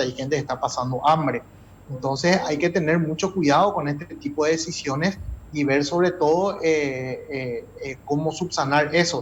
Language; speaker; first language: Spanish; native; Spanish